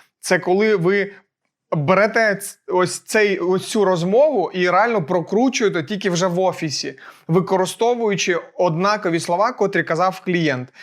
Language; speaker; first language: Ukrainian; native; Ukrainian